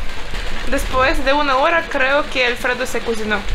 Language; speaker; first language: Spanish; non-native, learner; Ukrainian